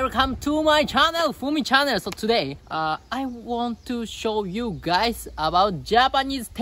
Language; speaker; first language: English; non-native, learner; Japanese